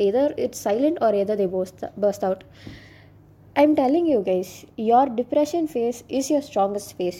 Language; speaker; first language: English; non-native, local second language; Tamil